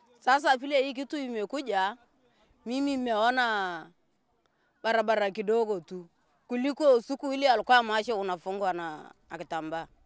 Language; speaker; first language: Swahili; non-native, local second language; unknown